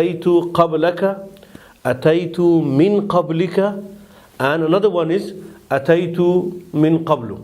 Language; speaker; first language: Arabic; non-native, fluent; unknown